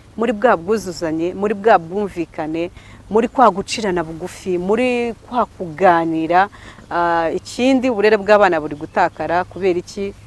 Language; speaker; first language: Kinyarwanda; early bilingual, heritage; Kinyarwanda